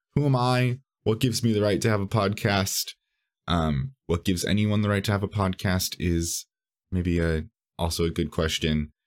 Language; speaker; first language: English; native; English